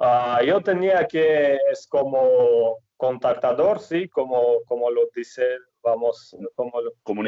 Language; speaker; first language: Spanish; non-native, fluent; Russian